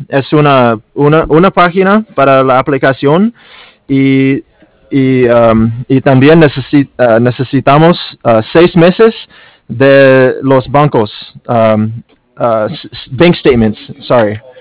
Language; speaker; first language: Spanish; non-native, learner; English